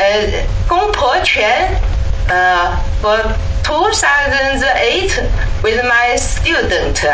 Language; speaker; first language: English; non-native, learner; Chinese